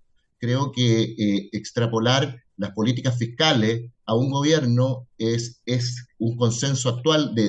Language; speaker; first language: Spanish; native; Spanish